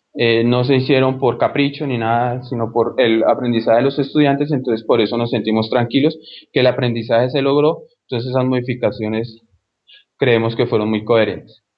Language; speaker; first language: Spanish; native; Spanish